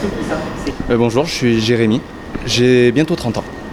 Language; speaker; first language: French; native; French